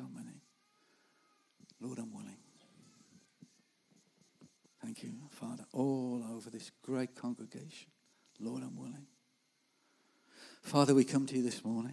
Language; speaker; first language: English; native; English